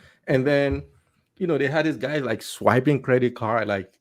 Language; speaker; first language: English; native; English